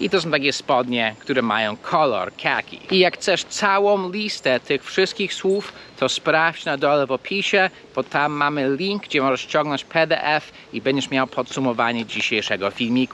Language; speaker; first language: Polish; non-native, fluent; English